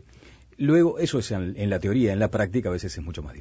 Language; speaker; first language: Spanish; native; Spanish